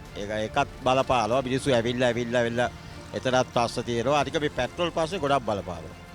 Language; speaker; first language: Sinhala; native; Sinhala